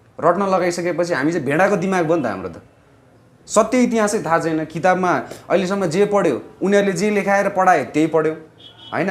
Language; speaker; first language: Nepali; non-native, local second language; Eastern Tamang